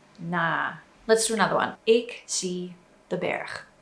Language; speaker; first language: Dutch; non-native, learner; English